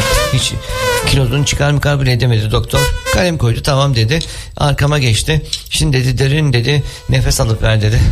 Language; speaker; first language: Turkish; native; Turkish